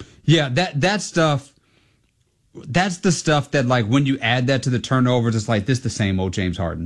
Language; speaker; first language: English; native; English